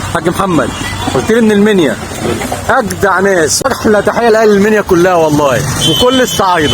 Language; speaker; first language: Arabic; native; Arabic